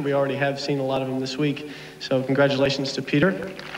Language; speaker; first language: English; native; English